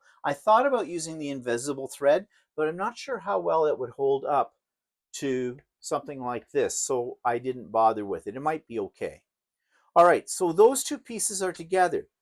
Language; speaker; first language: English; native; English